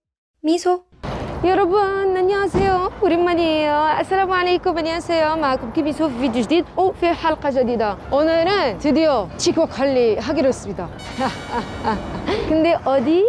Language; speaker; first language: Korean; non-native, fluent; Arabic